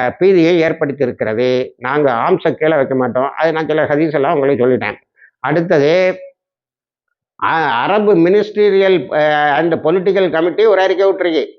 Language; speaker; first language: Tamil; native; Tamil